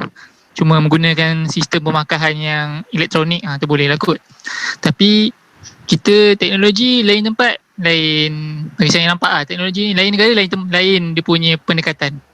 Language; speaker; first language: Malay; native; Malay